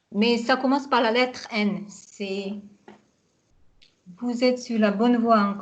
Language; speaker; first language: French; non-native, fluent; Hungarian